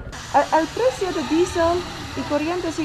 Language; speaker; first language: Spanish; non-native, learner; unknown